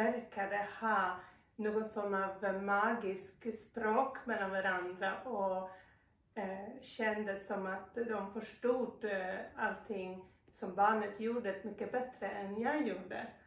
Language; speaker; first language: Swedish; non-native, fluent; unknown